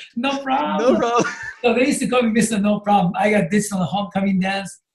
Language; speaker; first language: English; non-native, fluent; Japanese